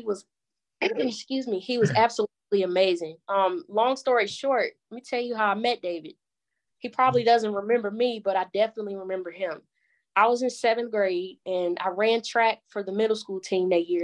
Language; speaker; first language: English; native; English